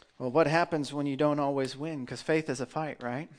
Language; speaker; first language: English; native; English